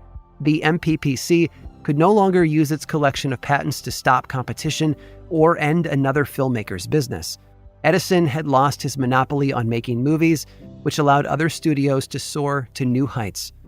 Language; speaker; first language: English; native; English